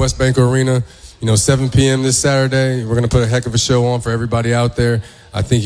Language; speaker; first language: English; early bilingual, other home language; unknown